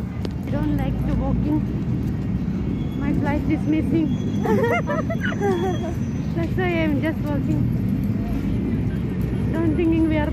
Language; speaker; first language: English; non-native, local second language; Filipino